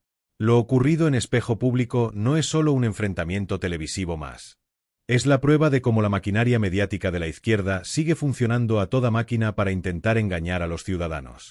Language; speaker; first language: Spanish; native; Spanish